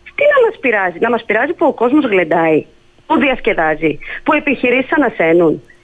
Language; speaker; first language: Greek; native; Greek